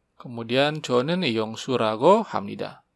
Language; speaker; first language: Korean; non-native, fluent; Indonesian